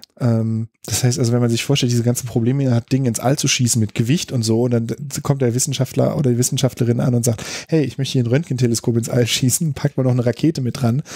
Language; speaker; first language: German; native; German